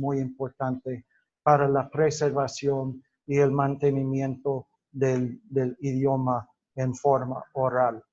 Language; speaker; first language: Spanish; non-native, fluent; English